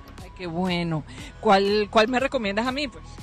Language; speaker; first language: Spanish; native; Spanish